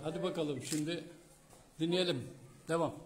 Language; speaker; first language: Turkish; native; Turkish